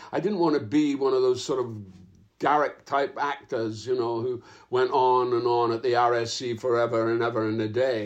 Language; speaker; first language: English; native; English